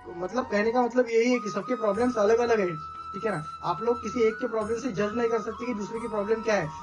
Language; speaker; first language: Hindi; non-native, local second language; Marathi